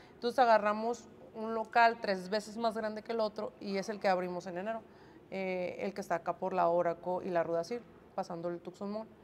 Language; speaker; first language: Spanish; native; Spanish